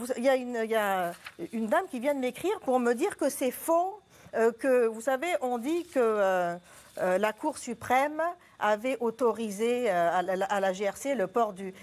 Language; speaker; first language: French; non-native, local second language; Arabic